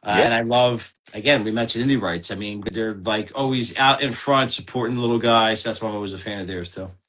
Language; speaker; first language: English; native; English